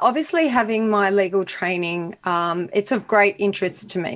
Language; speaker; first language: English; native; English